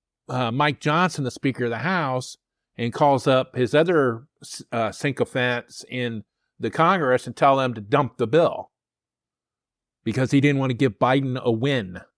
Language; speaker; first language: English; native; English